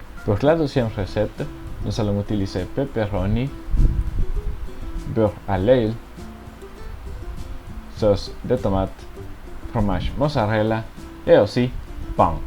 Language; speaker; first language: French; non-native, learner; Spanish